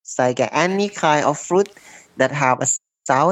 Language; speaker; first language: English; non-native, learner; Thai